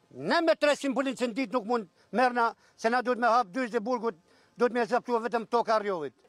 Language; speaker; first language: Albanian; native; Albanian